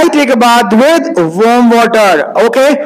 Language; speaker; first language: English; non-native, local second language; Hindi